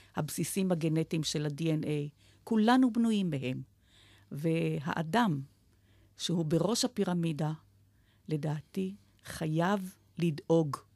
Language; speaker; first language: Hebrew; native; Hebrew